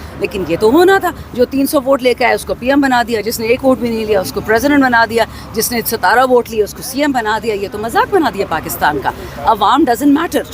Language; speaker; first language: Urdu; non-native, local second language; Pashto